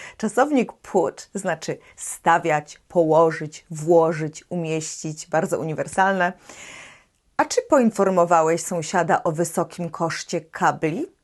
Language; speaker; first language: Polish; native; Polish